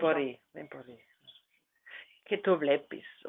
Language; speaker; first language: Greek; non-native, learner; German